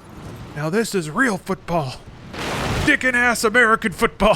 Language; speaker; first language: English; native; English